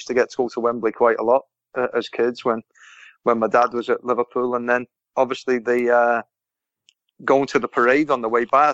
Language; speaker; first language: English; native; English